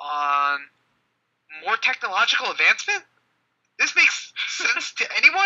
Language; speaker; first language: English; native; English